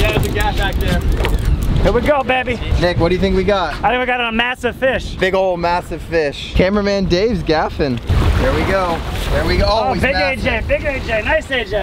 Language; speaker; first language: English; native; English